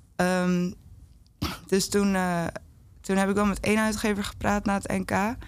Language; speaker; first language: Dutch; native; Dutch